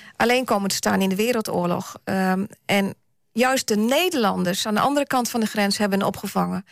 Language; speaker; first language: Dutch; native; Dutch